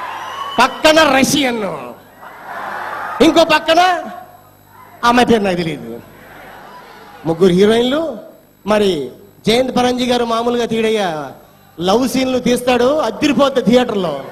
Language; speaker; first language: Telugu; native; Telugu